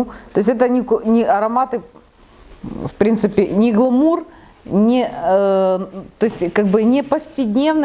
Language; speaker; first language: Russian; native; Russian